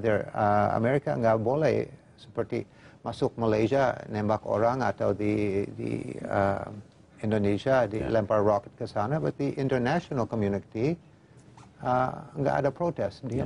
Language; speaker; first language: Indonesian; non-native, fluent; English